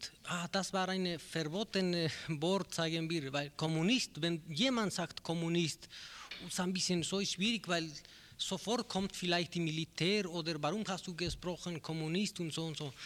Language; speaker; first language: German; non-native, learner; Spanish